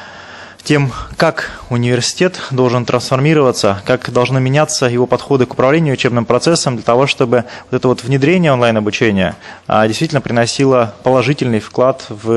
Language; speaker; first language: Russian; native; Russian